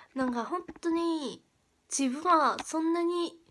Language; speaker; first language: Japanese; non-native, fluent; Chinese